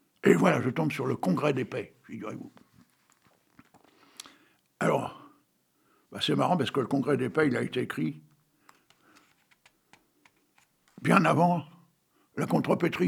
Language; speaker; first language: French; native; French